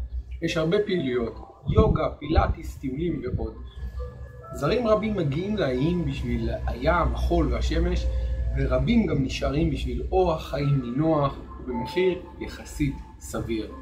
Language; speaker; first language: Hebrew; native; Hebrew